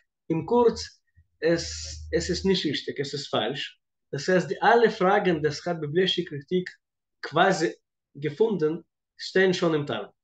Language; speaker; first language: German; non-native, fluent; Russian